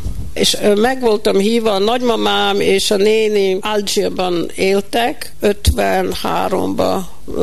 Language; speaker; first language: Hungarian; early bilingual, heritage; Hungarian